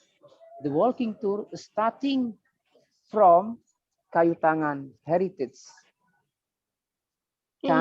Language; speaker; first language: English; non-native, fluent; Indonesian